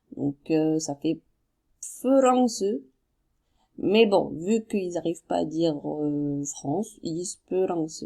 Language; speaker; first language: French; native; French